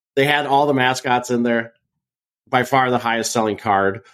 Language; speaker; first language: English; native; English